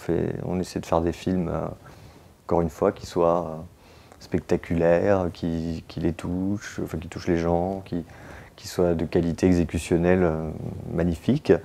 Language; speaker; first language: French; native; French